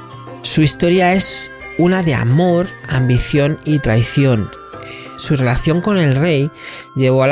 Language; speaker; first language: Spanish; native; Spanish